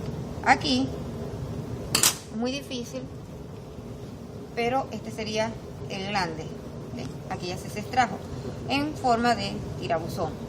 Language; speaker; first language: Spanish; native; Spanish